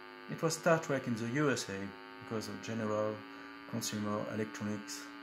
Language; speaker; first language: English; non-native, learner; French